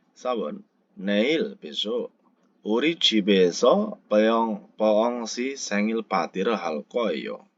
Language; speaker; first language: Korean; non-native, fluent; Indonesian